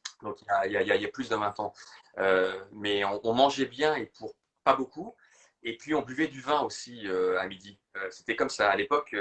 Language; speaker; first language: French; native; French